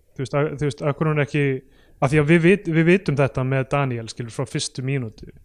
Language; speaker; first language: Icelandic; native; Icelandic